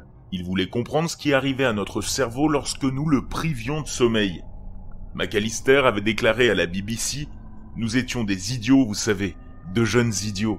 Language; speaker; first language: French; native; French